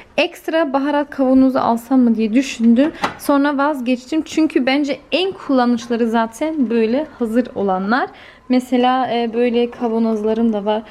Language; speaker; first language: Turkish; early bilingual, heritage; Turkish